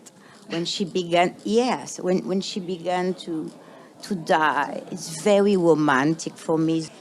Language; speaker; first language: English; non-native, fluent; French